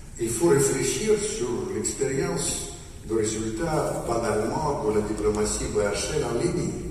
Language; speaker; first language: French; non-native, fluent; Russian